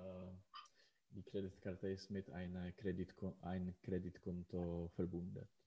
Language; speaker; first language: German; non-native, learner; Czech